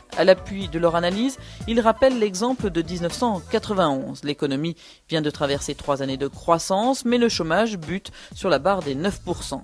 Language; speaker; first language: French; native; French